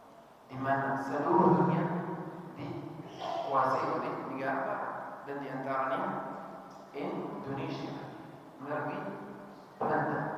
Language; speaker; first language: Indonesian; non-native, fluent; Arabic